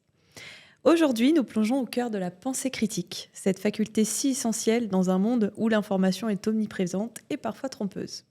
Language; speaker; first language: French; native; French